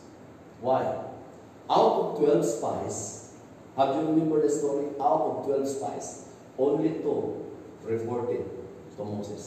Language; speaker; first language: English; non-native, local second language; Cebuano